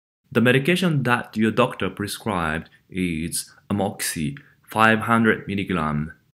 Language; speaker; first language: English; non-native, fluent; Japanese